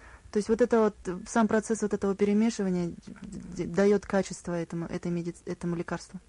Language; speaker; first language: Russian; native; Russian